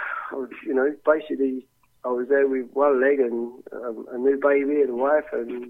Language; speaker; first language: English; native; English